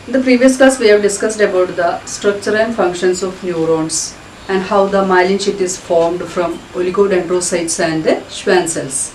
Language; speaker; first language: English; non-native, local second language; Malayalam